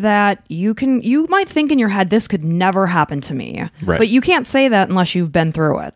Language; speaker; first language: English; native; English